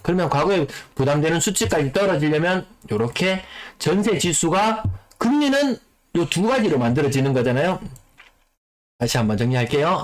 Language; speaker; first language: Korean; native; Korean